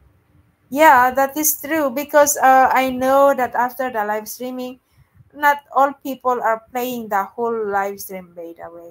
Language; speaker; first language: English; non-native, local second language; Filipino